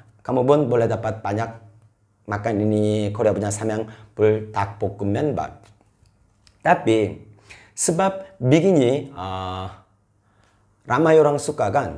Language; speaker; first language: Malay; non-native, fluent; Korean